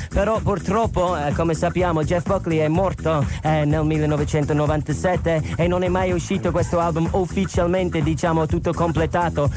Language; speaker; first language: Italian; non-native, fluent; English